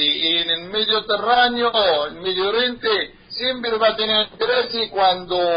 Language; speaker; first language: Spanish; non-native, learner; Arabic